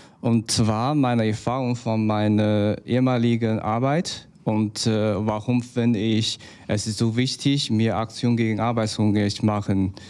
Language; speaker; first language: German; non-native, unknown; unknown